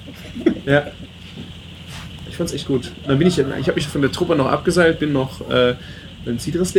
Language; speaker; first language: German; native; German